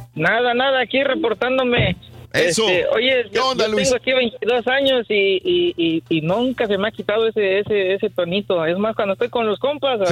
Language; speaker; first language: Spanish; native; Spanish